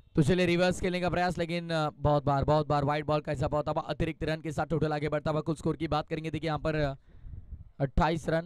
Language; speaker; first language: Hindi; non-native, local second language; Marathi